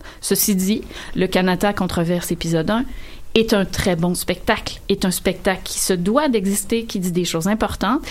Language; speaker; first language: French; native; French